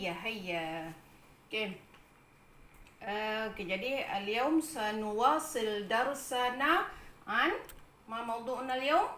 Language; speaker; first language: Arabic; non-native, fluent; Malay